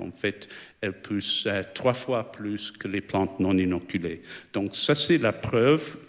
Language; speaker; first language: French; non-native, fluent; English